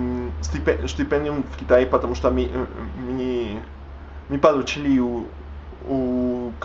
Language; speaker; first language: Russian; non-native, learner; Spanish